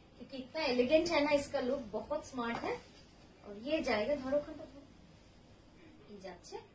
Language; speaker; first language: Hindi; non-native, local second language; Bangla